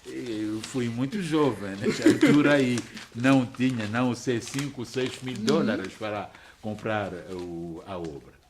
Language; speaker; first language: Portuguese; non-native, fluent; French